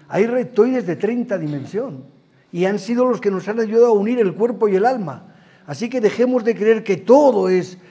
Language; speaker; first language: Spanish; native; Spanish